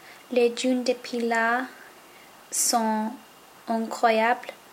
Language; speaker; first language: French; non-native, learner; English